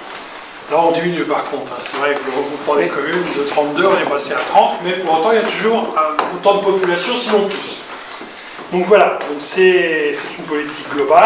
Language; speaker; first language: French; native; French